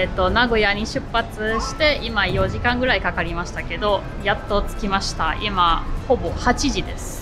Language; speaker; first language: Japanese; non-native, fluent; German